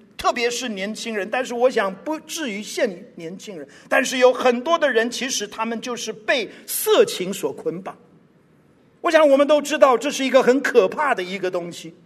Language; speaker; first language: Chinese; non-native, local second language; English